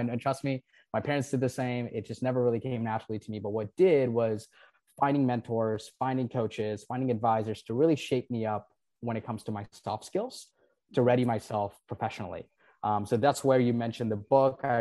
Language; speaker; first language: English; non-native, local second language; Nepali